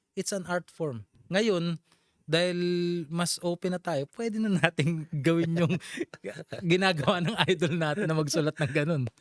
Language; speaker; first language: Filipino; native; Filipino